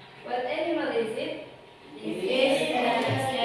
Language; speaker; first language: English; non-native, learner; Indonesian